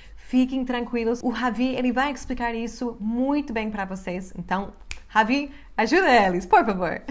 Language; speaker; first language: Portuguese; non-native, fluent; English